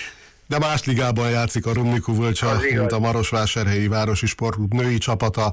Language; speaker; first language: Hungarian; native; Hungarian